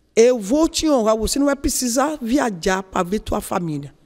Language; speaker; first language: Portuguese; non-native, fluent; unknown